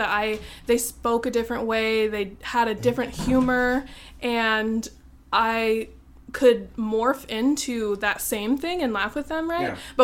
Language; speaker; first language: English; native; English